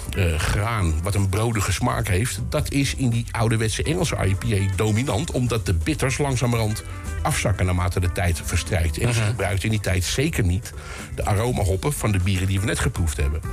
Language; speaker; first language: Dutch; native; Dutch